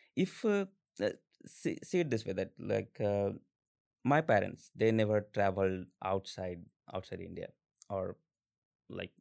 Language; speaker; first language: English; non-native, local second language; Hindi